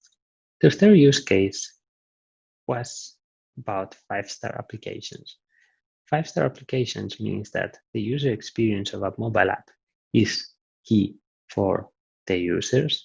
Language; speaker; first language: English; non-native, fluent; Italian